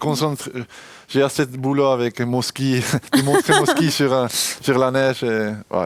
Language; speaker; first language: French; non-native, local second language; German